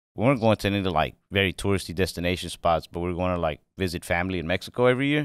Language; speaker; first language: English; native; English